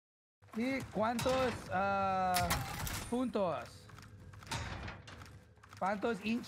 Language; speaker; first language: Spanish; non-native, learner; English